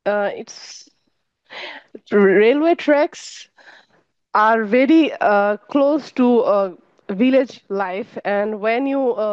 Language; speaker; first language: English; non-native, learner; Bangla